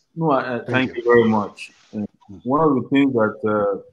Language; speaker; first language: English; non-native, local second language; Yoruba